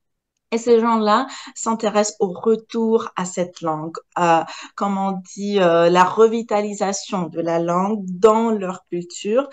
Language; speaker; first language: French; non-native, local second language; Arabic